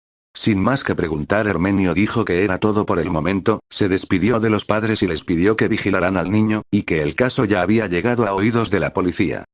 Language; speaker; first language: Spanish; native; Spanish